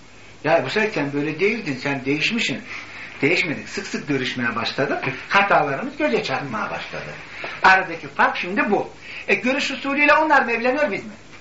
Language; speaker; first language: Turkish; native; Turkish